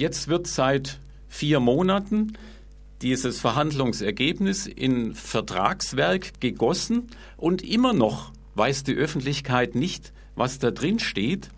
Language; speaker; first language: German; native; German